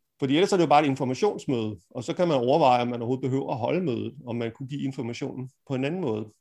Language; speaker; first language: Danish; native; Danish